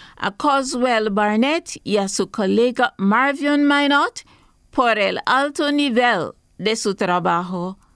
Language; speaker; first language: Spanish; non-native, fluent; English